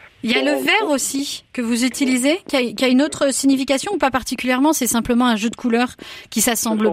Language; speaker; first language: French; native; French